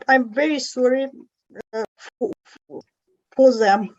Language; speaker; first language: English; non-native, fluent; Russian